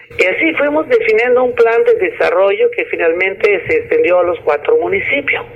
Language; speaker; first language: Spanish; non-native, fluent; Italian